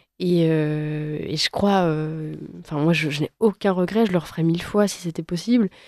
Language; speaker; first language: French; native; French